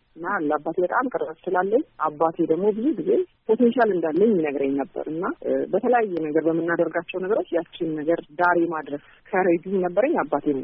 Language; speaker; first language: Amharic; non-native, local second language; Afar